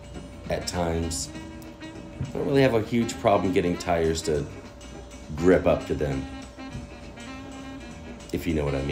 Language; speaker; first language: English; native; English